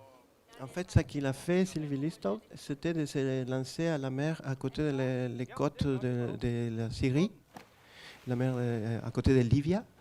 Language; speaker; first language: French; non-native, fluent; Spanish